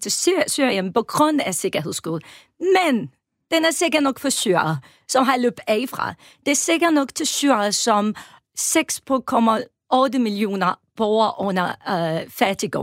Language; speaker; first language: Danish; non-native, fluent; Arabic